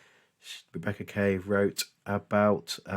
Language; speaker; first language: English; native; English